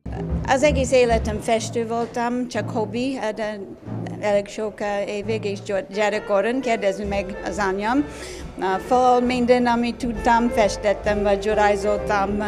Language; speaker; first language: Hungarian; non-native, learner; English